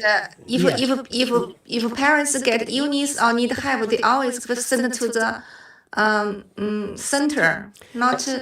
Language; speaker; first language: English; non-native, learner; Chinese